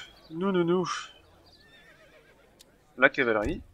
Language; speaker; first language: French; native; French